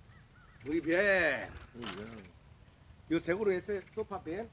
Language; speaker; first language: Spanish; non-native, learner; Korean